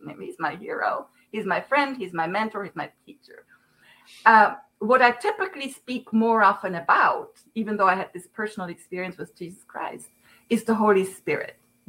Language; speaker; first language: English; non-native, fluent; Swiss German